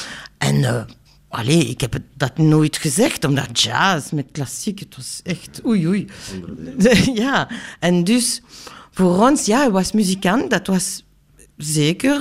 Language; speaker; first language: Dutch; non-native, local second language; French